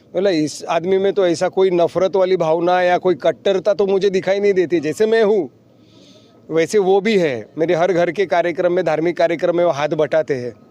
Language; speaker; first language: Hindi; non-native, local second language; Marathi